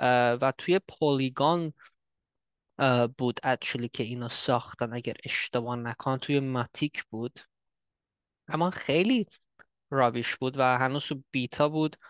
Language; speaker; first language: Persian; early bilingual, heritage; Persian